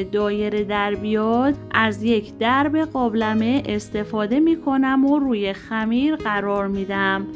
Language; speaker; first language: Persian; native; Persian